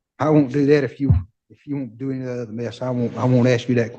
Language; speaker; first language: English; native; English